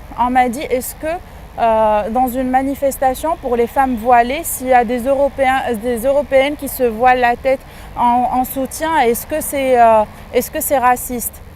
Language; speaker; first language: French; non-native, local second language; Arabic